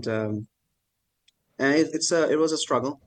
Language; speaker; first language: English; non-native, local second language; Bangla